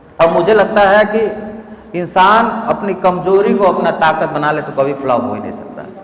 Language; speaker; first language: Hindi; native; Hindi